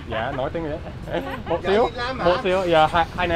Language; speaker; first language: Vietnamese; non-native, learner; English